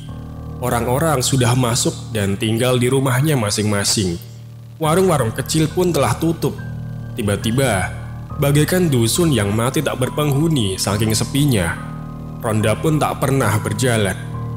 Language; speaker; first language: Indonesian; native; Indonesian